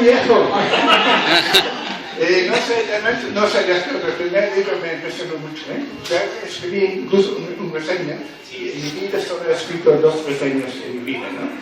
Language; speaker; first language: Spanish; non-native, fluent; English